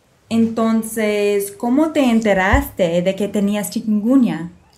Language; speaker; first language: Spanish; non-native, fluent; English